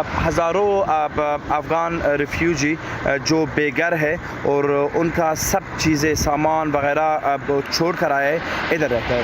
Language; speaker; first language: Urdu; non-native, fluent; Pashto